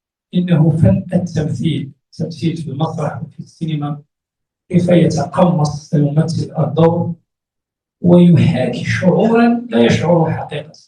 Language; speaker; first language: Arabic; native; Arabic